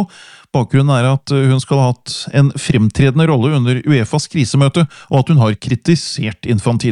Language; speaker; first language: Norwegian; native; Norwegian